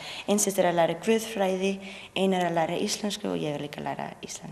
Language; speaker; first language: Icelandic; non-native, learner; English